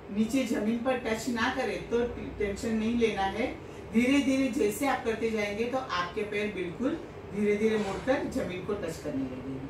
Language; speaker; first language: Hindi; non-native, local second language; Gujarati